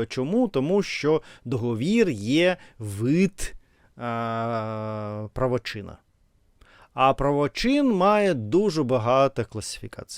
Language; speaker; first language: Ukrainian; non-native, learner; Russian